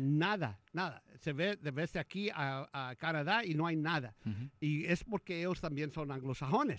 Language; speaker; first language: Spanish; early bilingual, heritage; Spanish